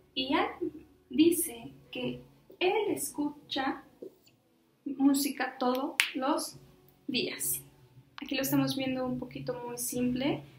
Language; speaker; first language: Spanish; native; Spanish